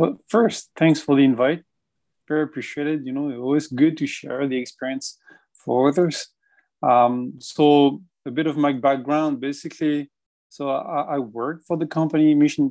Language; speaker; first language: English; non-native, fluent; French